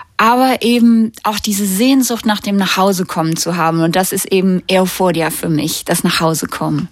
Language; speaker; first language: German; native; German